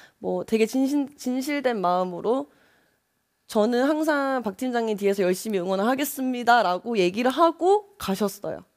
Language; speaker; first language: Korean; native; Korean